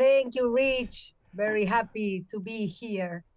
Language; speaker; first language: English; non-native, learner; Spanish